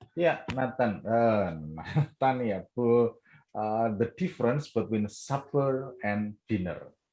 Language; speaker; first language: English; non-native, fluent; Indonesian